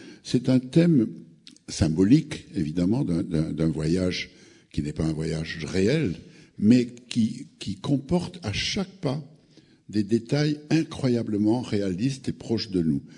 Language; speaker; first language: French; native; French